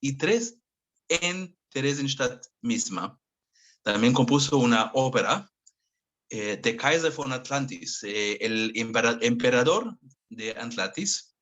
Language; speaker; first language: Spanish; non-native, fluent; Hebrew